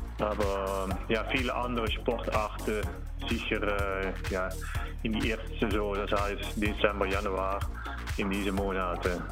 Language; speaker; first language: German; non-native, learner; Dutch